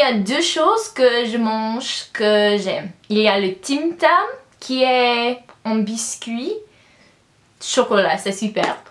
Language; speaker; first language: French; non-native, learner; English